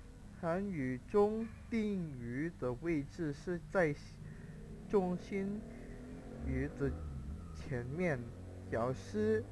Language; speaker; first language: Chinese; non-native, fluent; Indonesian